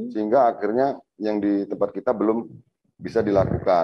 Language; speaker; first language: Indonesian; native; Indonesian